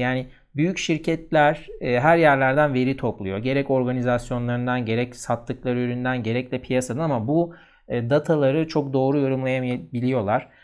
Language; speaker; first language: Turkish; native; Turkish